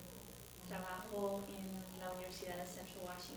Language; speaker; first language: Spanish; non-native, fluent; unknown